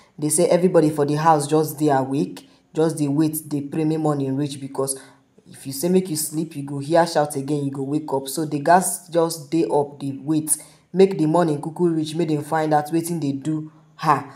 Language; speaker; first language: Nigerian Pidgin; native; Nigerian Pidgin